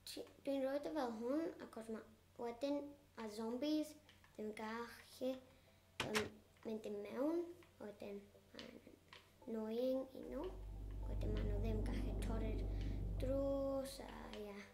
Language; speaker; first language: Welsh; non-native, local second language; English